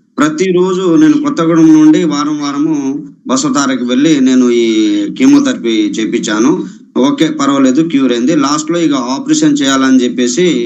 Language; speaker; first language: Telugu; non-native, local second language; Lambadi